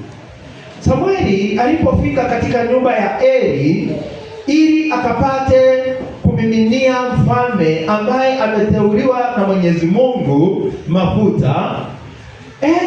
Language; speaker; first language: Swahili; non-native, local second language; Kikuyu